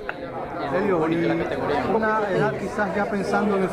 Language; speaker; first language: Spanish; native; Spanish